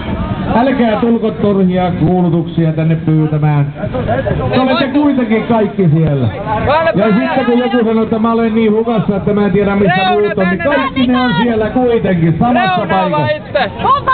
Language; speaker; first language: Finnish; native; Finnish